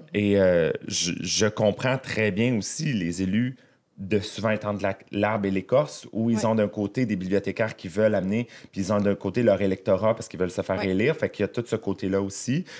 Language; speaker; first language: French; native; French